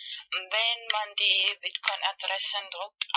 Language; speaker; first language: German; non-native, fluent; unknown